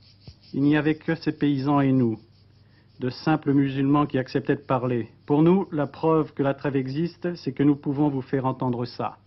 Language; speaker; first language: French; native; French